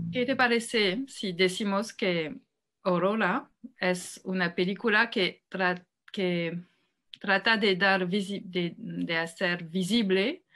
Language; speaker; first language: Spanish; non-native, fluent; French